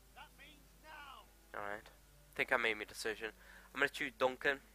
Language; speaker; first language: English; native; English